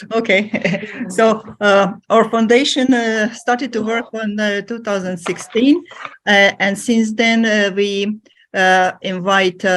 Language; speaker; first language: English; non-native, fluent; Hungarian